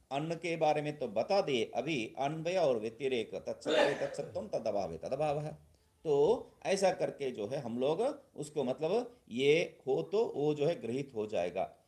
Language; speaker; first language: Hindi; non-native, local second language; Tamil